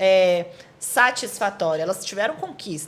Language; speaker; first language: Portuguese; native; Portuguese